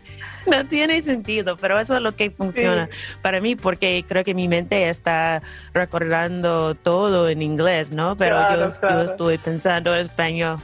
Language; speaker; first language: Spanish; non-native, fluent; English